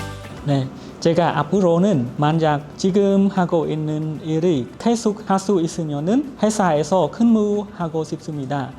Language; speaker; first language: Korean; non-native, learner; Khmer